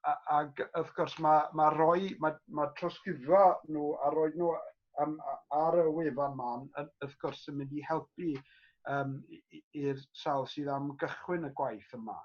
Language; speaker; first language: Welsh; native; Welsh